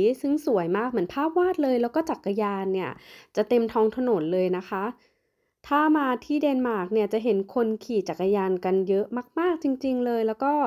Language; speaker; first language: Thai; native; Thai